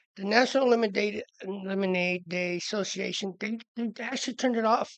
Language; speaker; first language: English; native; English